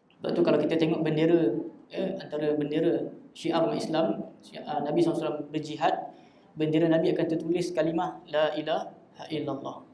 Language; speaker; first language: Malay; native; Malay